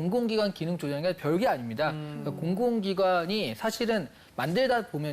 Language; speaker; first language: Korean; native; Korean